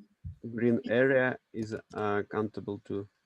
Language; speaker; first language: English; non-native, learner; Russian